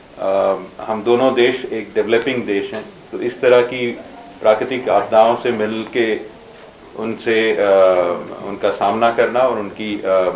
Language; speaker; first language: Hindi; native; Hindi